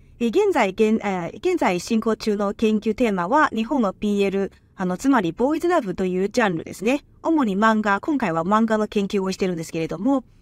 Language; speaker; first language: Japanese; non-native, fluent; Chinese